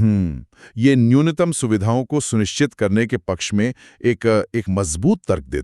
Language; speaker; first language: Hindi; native; Hindi